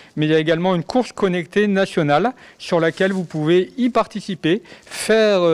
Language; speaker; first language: French; native; French